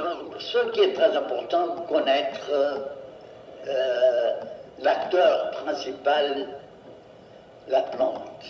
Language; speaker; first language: French; non-native, fluent; Portuguese